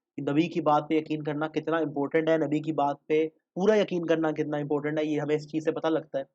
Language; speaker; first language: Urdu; native; Urdu